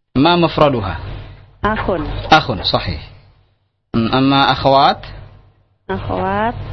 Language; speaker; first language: Arabic; non-native, fluent; Indonesian